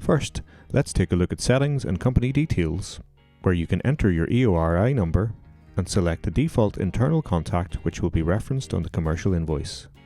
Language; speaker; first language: English; native; English